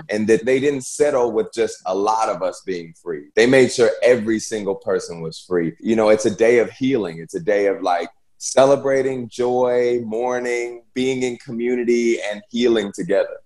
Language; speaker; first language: English; native; English